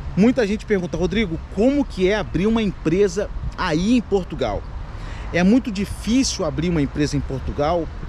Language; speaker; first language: Portuguese; native; Portuguese